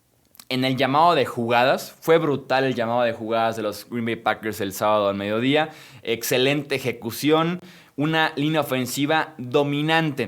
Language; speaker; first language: Spanish; native; Spanish